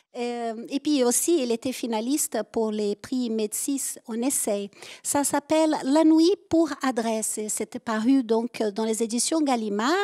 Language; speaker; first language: French; native; French